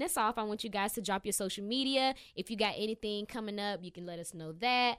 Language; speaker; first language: English; native; English